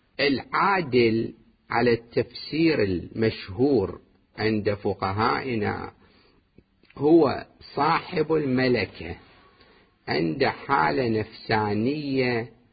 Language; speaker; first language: Arabic; native; Arabic